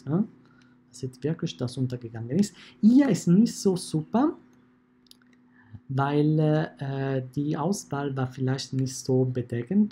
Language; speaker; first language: German; non-native, fluent; Italian